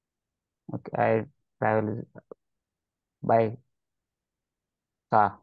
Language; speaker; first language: English; non-native, learner; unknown